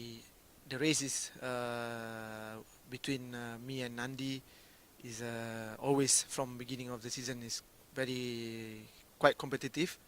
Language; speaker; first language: English; non-native, learner; Malay